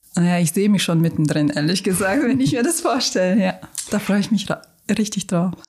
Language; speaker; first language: German; non-native, fluent; Turkish